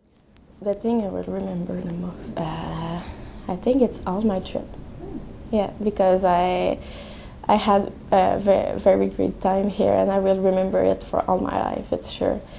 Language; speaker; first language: English; non-native, learner; French